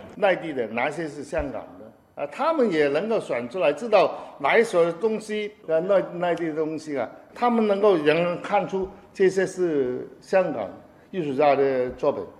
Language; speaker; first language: Chinese; non-native, fluent; Cantonese